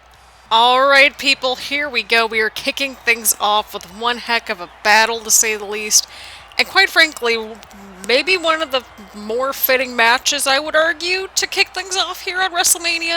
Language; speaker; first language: English; native; English